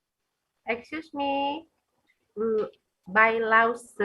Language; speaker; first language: English; non-native, learner; Indonesian